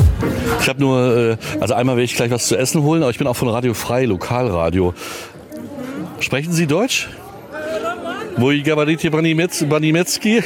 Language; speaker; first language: German; native; German